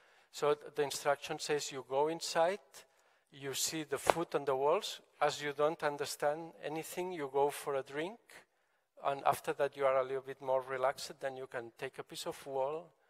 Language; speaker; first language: English; non-native, fluent; Catalan